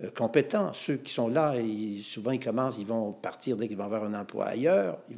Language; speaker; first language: French; native; French